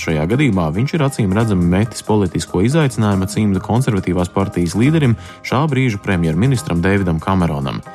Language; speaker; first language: Latvian; early bilingual, heritage; Latvian